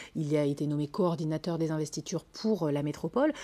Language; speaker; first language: French; native; French